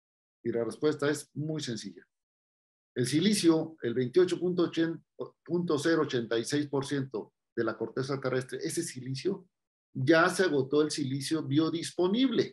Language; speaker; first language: Spanish; native; Spanish